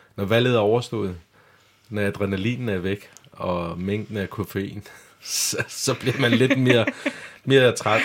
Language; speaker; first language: Danish; non-native, fluent; Turkish